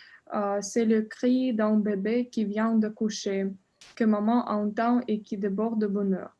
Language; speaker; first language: French; non-native, learner; Russian